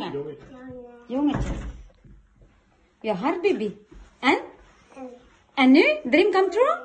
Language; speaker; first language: Dutch; non-native, learner; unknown